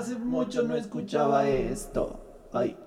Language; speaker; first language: Spanish; native; Spanish